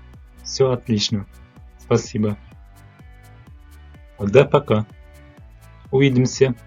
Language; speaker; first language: Russian; non-native, fluent; Turkmen